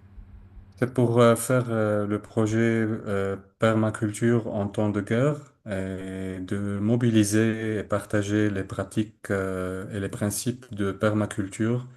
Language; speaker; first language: French; non-native, learner; Arabic